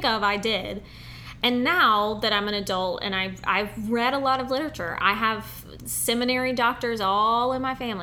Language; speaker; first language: English; native; English